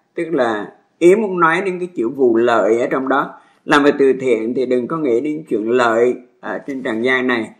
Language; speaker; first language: Vietnamese; native; Vietnamese